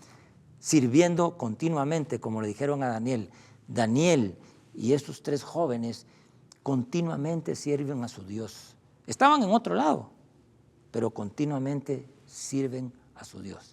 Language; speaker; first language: Spanish; native; Spanish